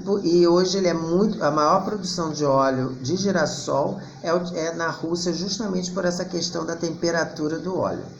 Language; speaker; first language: Portuguese; native; Portuguese